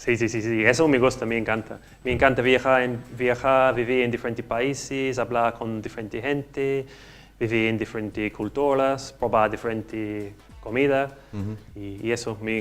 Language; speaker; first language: Spanish; non-native, learner; English